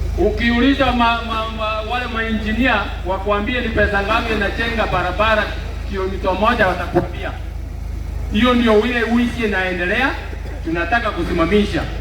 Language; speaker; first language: Swahili; non-native, local second language; Gusii